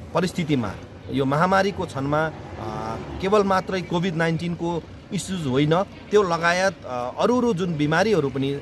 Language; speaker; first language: Nepali; native; Nepali